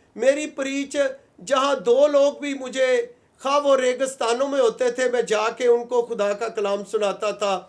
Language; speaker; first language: Urdu; non-native, local second language; Punjabi